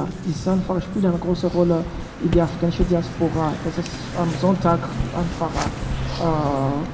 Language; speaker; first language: German; non-native, learner; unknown